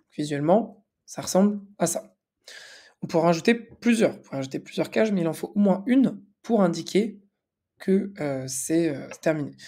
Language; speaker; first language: French; native; French